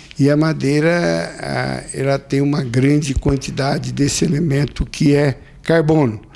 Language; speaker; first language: Portuguese; native; Portuguese